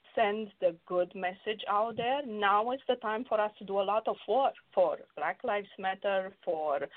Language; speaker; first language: English; non-native, fluent; Romanian